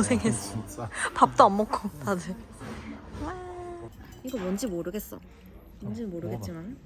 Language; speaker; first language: Korean; native; Korean